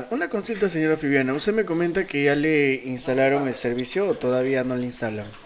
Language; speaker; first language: Spanish; native; Spanish